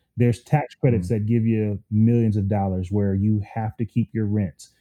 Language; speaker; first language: English; native; English